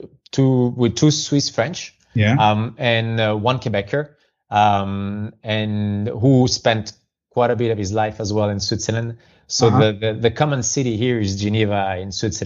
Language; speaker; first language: English; non-native, fluent; French